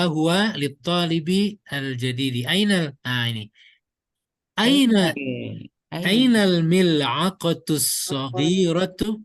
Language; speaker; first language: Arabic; non-native, fluent; Indonesian